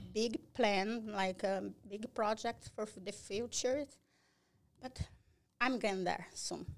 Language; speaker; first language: English; non-native, learner; Portuguese